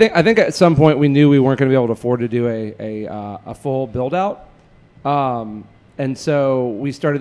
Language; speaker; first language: English; native; English